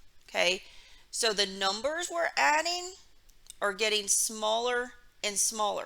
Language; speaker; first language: English; native; English